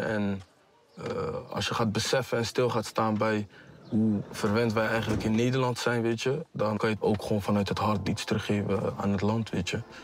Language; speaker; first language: Dutch; early bilingual, other home language; Kabuverdianu